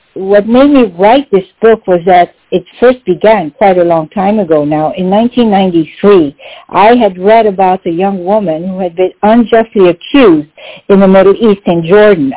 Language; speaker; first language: English; non-native, fluent; French